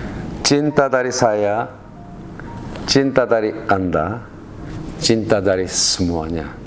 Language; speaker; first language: Indonesian; non-native, learner; Korean